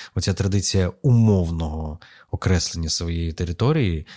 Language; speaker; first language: Ukrainian; native; Ukrainian